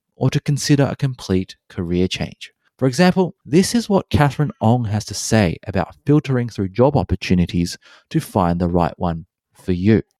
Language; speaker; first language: English; native; English